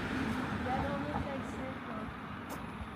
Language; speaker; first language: English; non-native, learner; Spanish